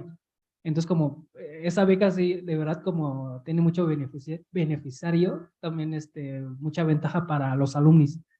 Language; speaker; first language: Spanish; early bilingual, heritage; Spanish